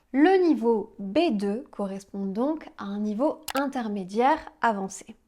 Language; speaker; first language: French; native; French